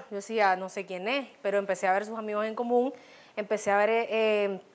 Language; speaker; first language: Spanish; native; Spanish